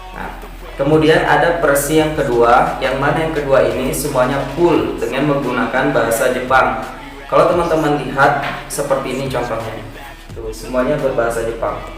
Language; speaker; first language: Indonesian; native; Indonesian